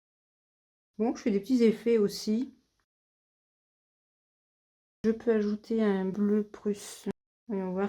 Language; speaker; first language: French; native; French